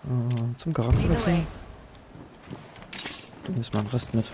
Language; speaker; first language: German; native; German